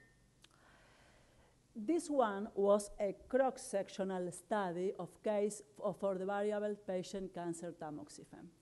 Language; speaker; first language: English; non-native, learner; Spanish